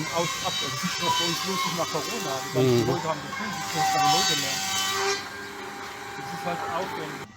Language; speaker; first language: German; non-native, fluent; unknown